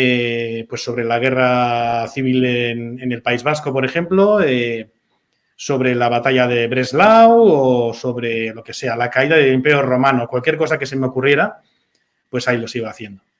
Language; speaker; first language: Spanish; native; Spanish